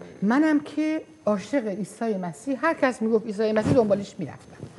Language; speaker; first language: Persian; non-native, fluent; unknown